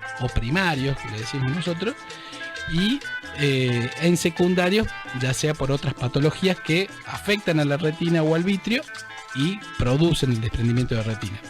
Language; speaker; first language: Spanish; native; Spanish